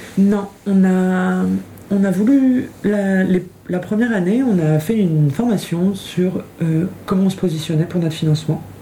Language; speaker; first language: French; native; French